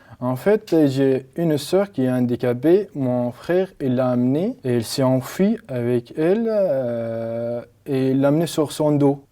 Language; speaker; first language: French; non-native, learner; Arabic